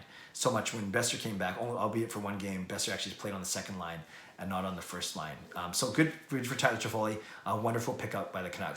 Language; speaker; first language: English; native; English